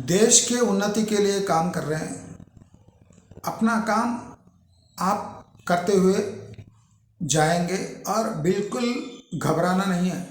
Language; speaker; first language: Hindi; non-native, local second language; Telugu